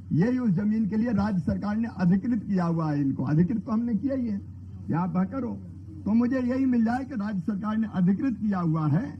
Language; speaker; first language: Hindi; native; Hindi